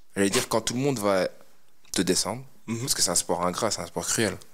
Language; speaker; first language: French; native; French